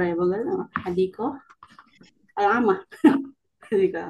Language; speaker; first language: Arabic; non-native, learner; Indonesian